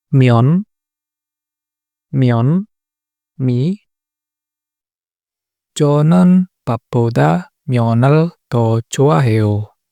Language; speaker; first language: Korean; non-native, fluent; Indonesian